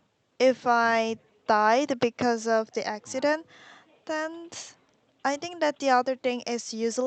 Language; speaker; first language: English; non-native, learner; Korean